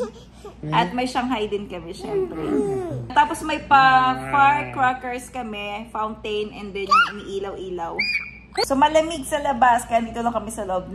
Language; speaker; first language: Filipino; native; Filipino